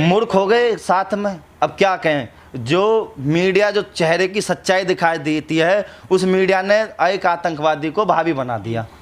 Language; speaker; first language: Hindi; native; Hindi